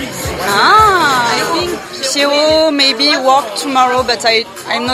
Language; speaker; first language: English; non-native, learner; French